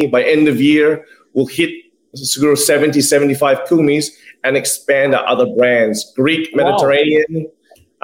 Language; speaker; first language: English; native; English